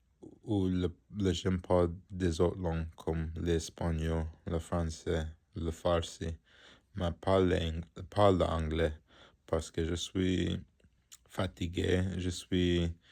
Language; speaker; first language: French; non-native, learner; English